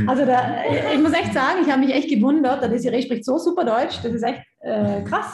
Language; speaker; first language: German; native; German